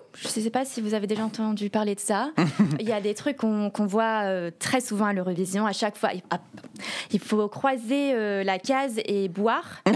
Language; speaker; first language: French; early bilingual, heritage; English